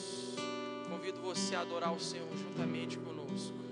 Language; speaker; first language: Portuguese; native; Portuguese